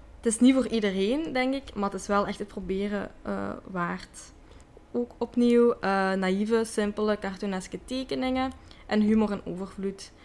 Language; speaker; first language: Dutch; native; Dutch